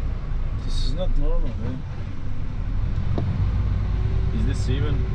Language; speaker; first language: English; non-native, learner; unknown